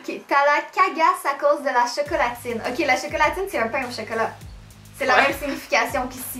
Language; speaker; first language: French; native; French